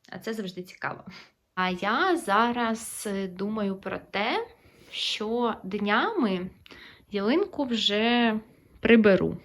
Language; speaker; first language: Ukrainian; non-native, local second language; Russian